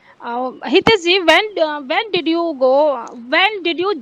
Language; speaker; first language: English; non-native, learner; Hindi